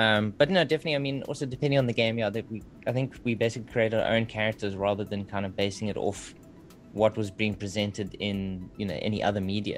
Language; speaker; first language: English; native; English